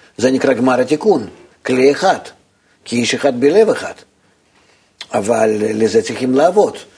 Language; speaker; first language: Hebrew; non-native, fluent; Russian